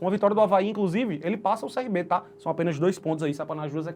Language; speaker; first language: Portuguese; native; Portuguese